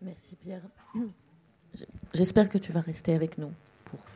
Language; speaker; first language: French; native; French